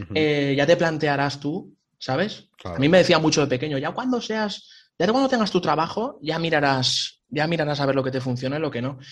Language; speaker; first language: Spanish; native; Spanish